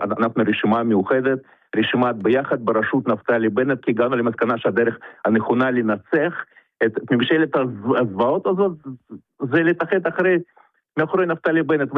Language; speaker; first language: Hebrew; non-native, fluent; Russian